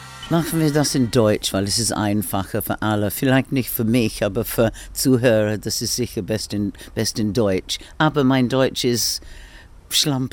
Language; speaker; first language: German; non-native, learner; English